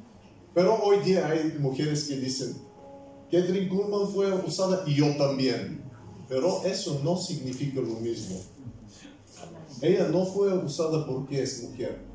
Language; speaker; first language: Spanish; non-native, fluent; Bulgarian